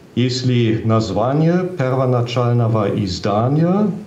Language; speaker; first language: Russian; non-native, fluent; German